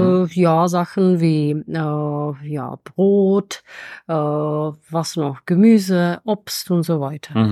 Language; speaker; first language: German; non-native, fluent; Czech